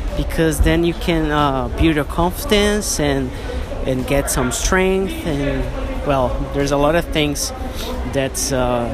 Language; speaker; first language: English; non-native, fluent; Portuguese